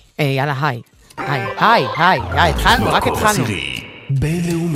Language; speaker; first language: Hebrew; native; Hebrew